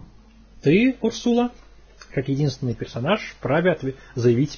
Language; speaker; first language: Russian; native; Russian